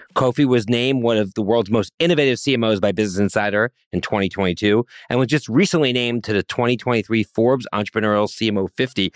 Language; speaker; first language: English; native; English